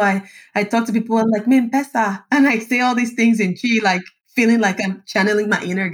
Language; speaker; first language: English; non-native, local second language; Yoruba